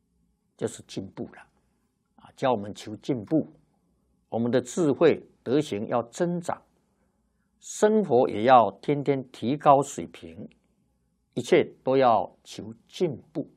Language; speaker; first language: Chinese; native; Chinese